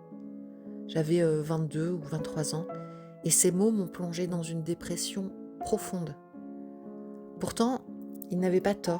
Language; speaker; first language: French; native; French